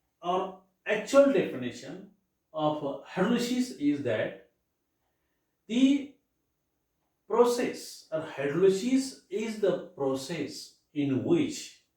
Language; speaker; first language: English; non-native, local second language; Marathi